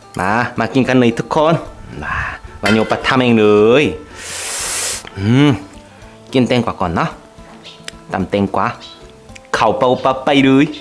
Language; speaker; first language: Thai; non-native, fluent; Korean